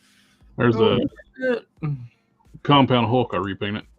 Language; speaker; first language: English; native; English